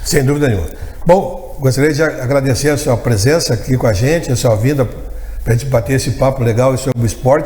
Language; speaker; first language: Portuguese; native; Portuguese